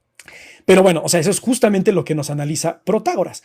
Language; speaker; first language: Spanish; native; Spanish